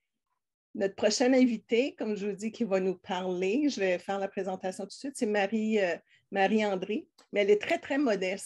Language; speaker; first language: French; native; French